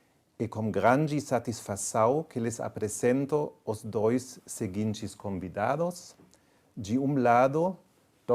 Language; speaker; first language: Portuguese; non-native, fluent; German